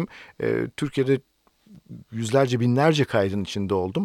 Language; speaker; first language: Turkish; native; Turkish